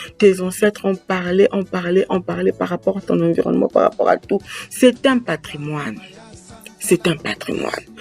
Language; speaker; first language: French; native; French